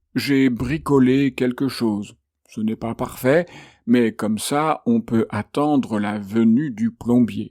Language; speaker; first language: French; native; French